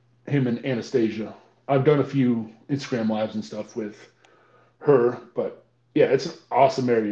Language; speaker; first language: English; native; English